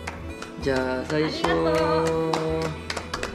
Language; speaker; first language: Japanese; non-native, fluent; Spanish